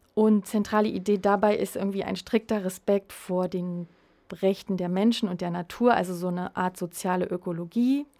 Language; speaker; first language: German; native; German